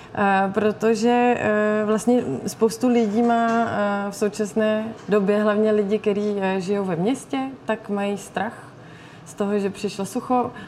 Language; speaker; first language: Czech; native; Czech